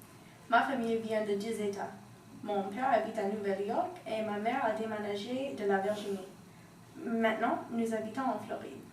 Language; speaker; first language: French; non-native, learner; English